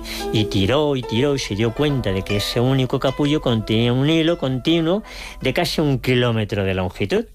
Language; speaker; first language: Spanish; native; Spanish